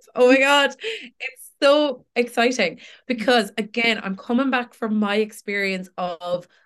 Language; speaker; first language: English; native; English